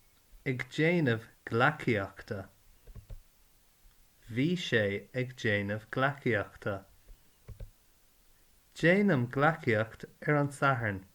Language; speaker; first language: Irish; non-native, learner; English